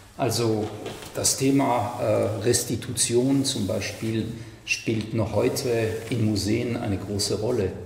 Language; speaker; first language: German; non-native, fluent; French